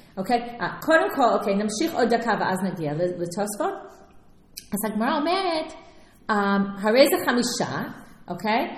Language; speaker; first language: Hebrew; non-native, fluent; English